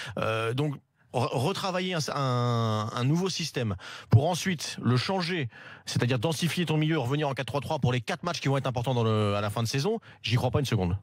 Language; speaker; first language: French; native; French